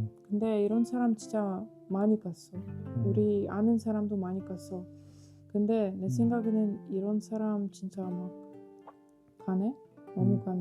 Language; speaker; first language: Korean; non-native, fluent; Ukrainian